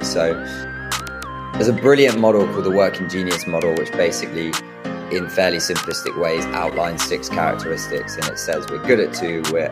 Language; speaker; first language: English; native; English